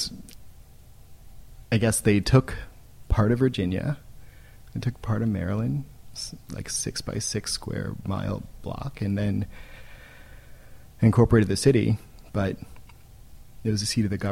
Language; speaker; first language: English; native; English